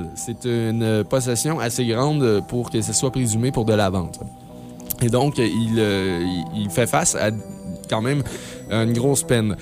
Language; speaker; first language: French; native; French